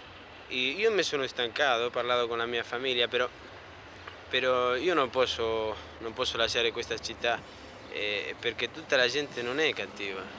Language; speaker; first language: Italian; non-native, fluent; Spanish